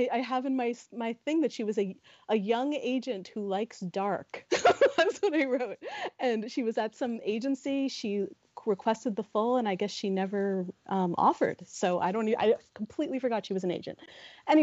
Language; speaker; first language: English; native; English